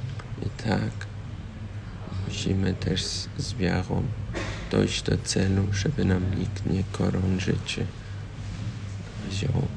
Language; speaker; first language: Polish; early bilingual, heritage; Polish